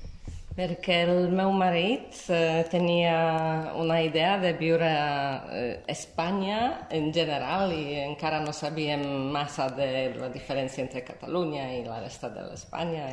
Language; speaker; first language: Catalan; non-native, fluent; Polish